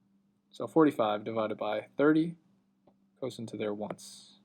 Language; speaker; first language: English; native; English